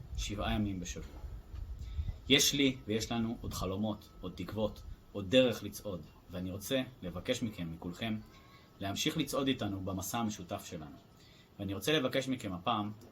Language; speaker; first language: Hebrew; native; Hebrew